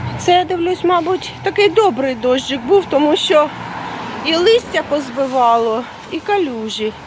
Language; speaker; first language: Ukrainian; non-native, local second language; Russian